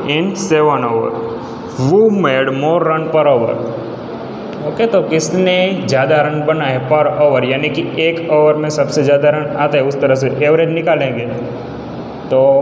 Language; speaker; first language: Hindi; non-native, local second language; Gujarati